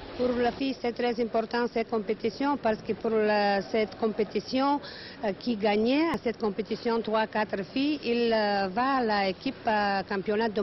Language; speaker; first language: French; non-native, learner; Bulgarian